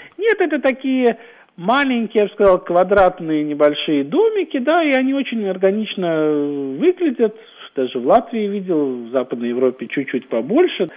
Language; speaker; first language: Russian; native; Russian